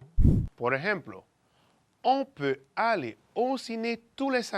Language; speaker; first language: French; non-native, fluent; Spanish